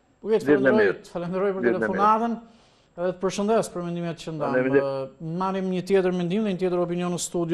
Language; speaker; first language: Albanian; native; Albanian